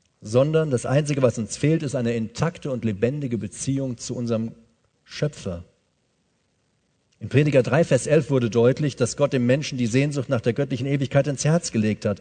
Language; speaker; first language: German; native; German